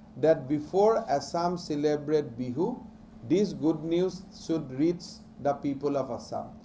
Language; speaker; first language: English; non-native, local second language; Assamese